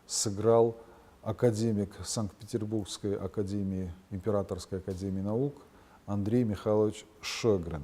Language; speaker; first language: Russian; non-native, local second language; Ossetic